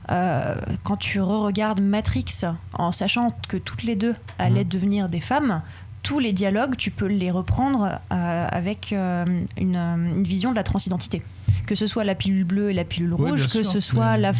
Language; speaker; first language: French; native; French